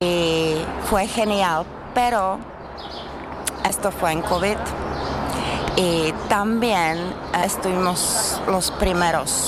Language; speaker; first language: Spanish; non-native, fluent; Czech